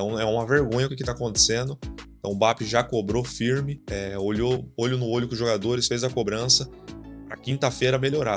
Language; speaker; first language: Portuguese; native; Portuguese